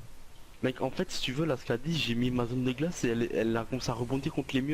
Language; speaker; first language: French; native; French